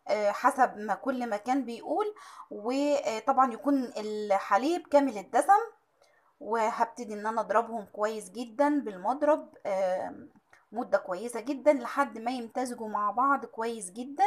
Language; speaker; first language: Arabic; native; Arabic